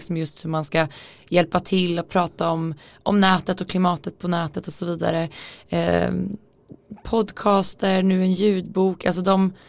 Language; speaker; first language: Swedish; native; Swedish